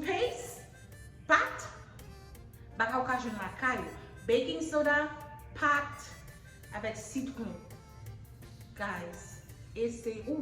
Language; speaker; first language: French; non-native, learner; Haitian Creole